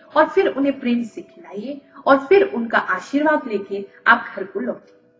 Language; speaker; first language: Hindi; native; Hindi